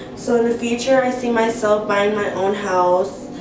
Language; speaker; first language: English; native; English